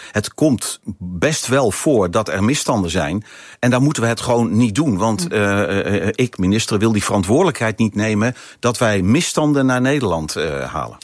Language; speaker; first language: Dutch; native; Dutch